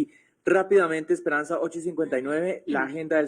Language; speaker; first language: Spanish; native; Spanish